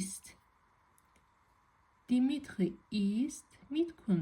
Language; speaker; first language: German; non-native, fluent; Azerbaijani